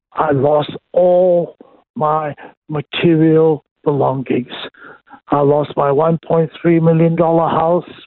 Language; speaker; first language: English; non-native, local second language; Cantonese